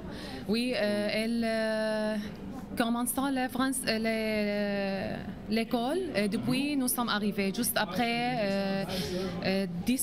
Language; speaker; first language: French; non-native, learner; Arabic